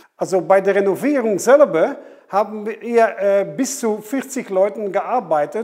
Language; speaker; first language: German; non-native, fluent; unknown